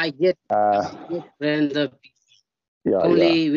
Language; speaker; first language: English; non-native, learner; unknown